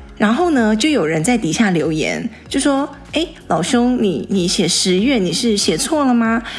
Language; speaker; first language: Chinese; native; Chinese